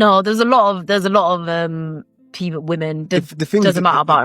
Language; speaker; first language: English; native; English